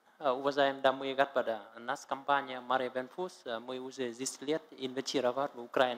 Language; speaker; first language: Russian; non-native, learner; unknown